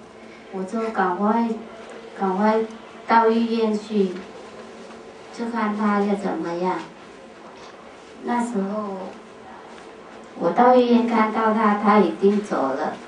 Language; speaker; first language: Chinese; non-native, fluent; Vietnamese